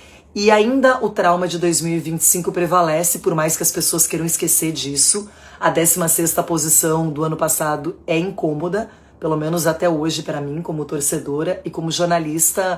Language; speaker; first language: Portuguese; native; Portuguese